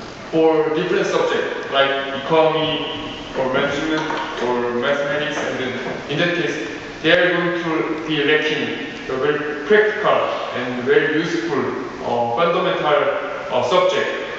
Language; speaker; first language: English; non-native, fluent; Korean